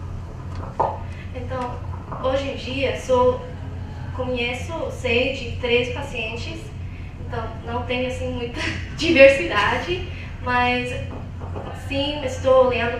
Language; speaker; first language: Portuguese; non-native, fluent; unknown